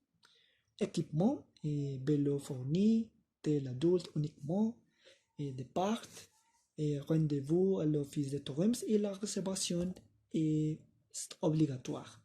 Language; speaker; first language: French; non-native, learner; Spanish